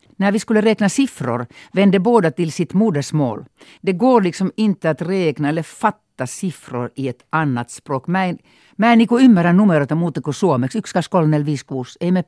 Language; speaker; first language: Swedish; non-native, local second language; Finnish